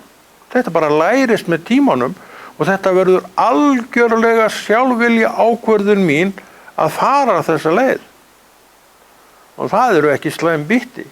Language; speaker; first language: Icelandic; native; Icelandic